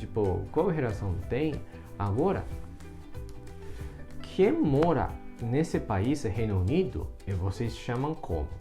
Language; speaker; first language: Portuguese; non-native, fluent; Japanese